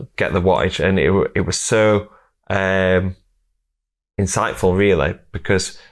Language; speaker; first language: English; native; English